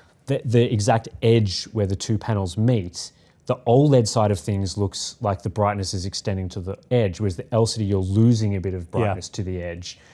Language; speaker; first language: English; native; English